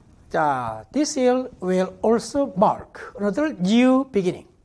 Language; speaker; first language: English; non-native, fluent; Korean